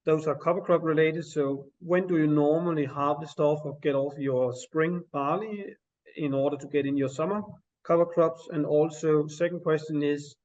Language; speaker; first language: English; non-native, fluent; Danish